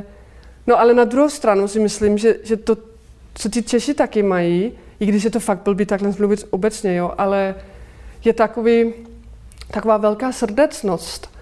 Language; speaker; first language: Czech; non-native, fluent; Danish